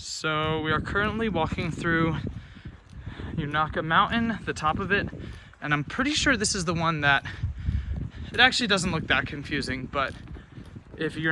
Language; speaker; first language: English; native; English